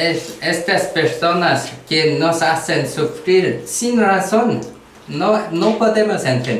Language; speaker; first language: Spanish; non-native, learner; Korean